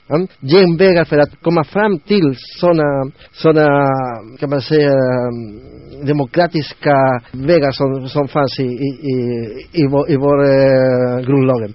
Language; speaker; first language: Swedish; non-native, learner; Spanish